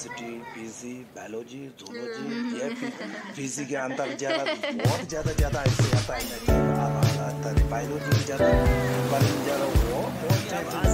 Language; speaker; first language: Hindi; non-native, learner; Tibetan